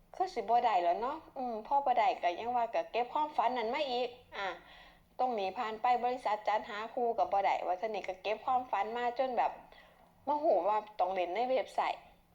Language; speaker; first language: Thai; native; Thai